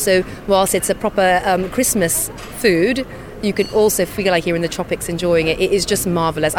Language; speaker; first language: English; native; English